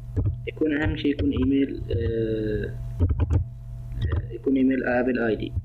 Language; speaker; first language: Arabic; native; Arabic